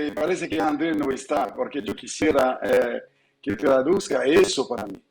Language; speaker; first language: Spanish; non-native, learner; Haitian Creole